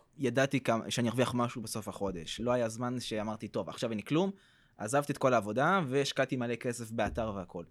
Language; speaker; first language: Hebrew; early bilingual, other home language; French